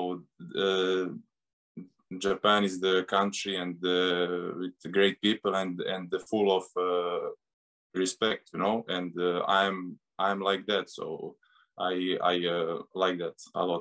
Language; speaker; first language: English; non-native, learner; Serbian